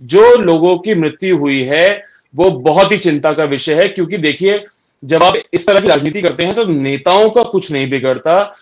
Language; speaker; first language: Hindi; native; Hindi